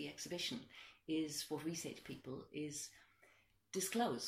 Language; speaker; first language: English; native; English